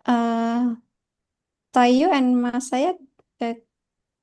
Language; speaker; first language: English; non-native, fluent; Indonesian